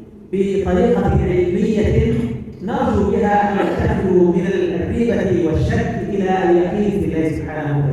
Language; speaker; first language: Arabic; native; Arabic